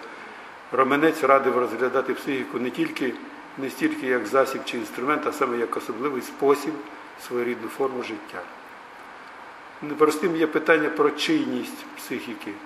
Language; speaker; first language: Ukrainian; native; Ukrainian